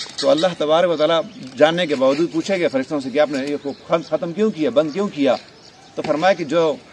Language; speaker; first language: Urdu; non-native, local second language; Pashto